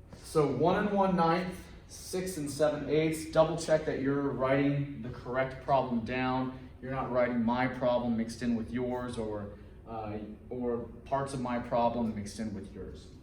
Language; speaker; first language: English; native; English